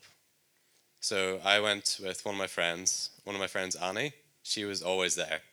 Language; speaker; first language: English; native; English